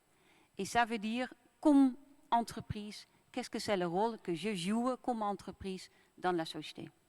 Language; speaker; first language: French; non-native, fluent; Dutch